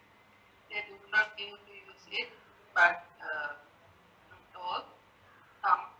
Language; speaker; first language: English; non-native, learner; Sinhala